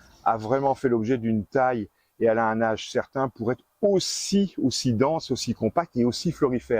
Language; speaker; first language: French; native; French